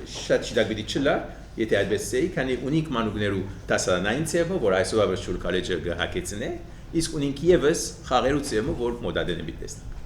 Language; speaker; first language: Armenian; early bilingual, heritage; Armenian